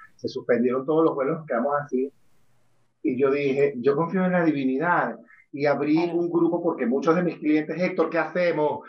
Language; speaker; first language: Spanish; native; Spanish